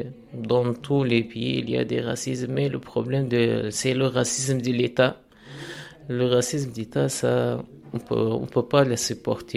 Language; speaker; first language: French; non-native, fluent; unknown